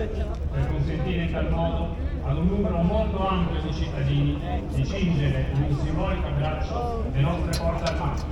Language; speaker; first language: Italian; native; Italian